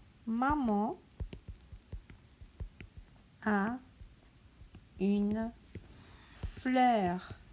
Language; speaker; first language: French; non-native, local second language; Morisyen